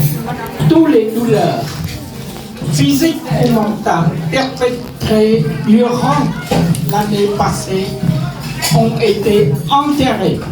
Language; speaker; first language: French; non-native, fluent; Khmer